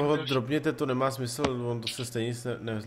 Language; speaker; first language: Czech; native; Czech